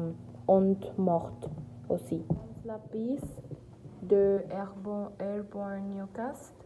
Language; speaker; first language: French; non-native, learner; Spanish